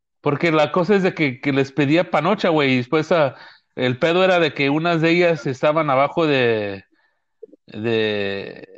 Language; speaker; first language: Spanish; early bilingual, heritage; Spanish